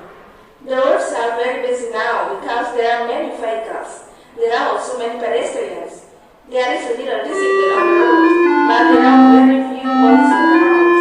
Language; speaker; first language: English; non-native, fluent; Indonesian